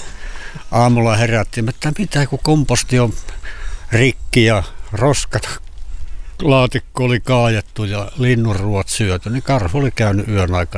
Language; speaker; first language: Finnish; native; Finnish